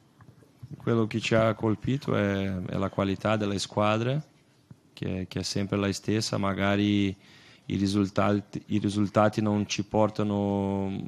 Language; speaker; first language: Italian; non-native, fluent; Portuguese